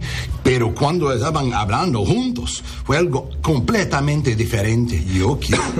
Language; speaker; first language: Spanish; non-native, learner; English